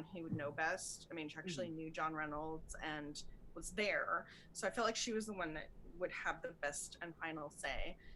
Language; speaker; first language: English; native; English